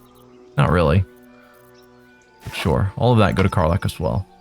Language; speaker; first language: English; native; English